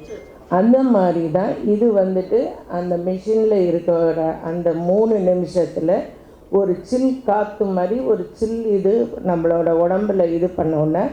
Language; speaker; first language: Tamil; native; Tamil